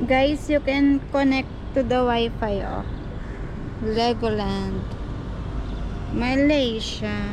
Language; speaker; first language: English; non-native, local second language; Filipino